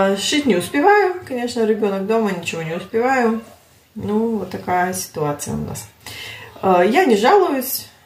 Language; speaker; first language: Russian; early bilingual, heritage; Russian